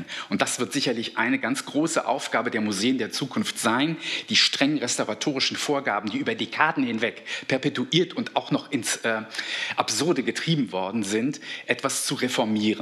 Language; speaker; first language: German; native; German